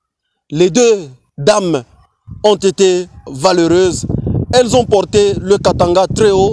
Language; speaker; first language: French; non-native, local second language; Swahili